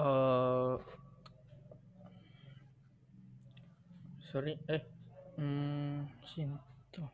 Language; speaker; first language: English; non-native, learner; Indonesian